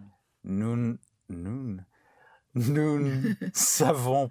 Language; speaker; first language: French; non-native, learner; English